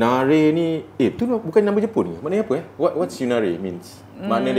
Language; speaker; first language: Malay; native; Malay